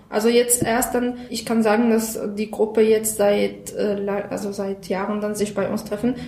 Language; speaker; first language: German; non-native, fluent; Arabic